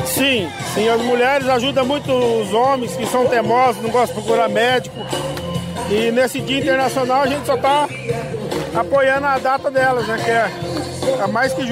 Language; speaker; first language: Portuguese; native; Portuguese